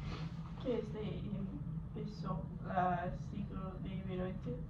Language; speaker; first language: Spanish; non-native, learner; English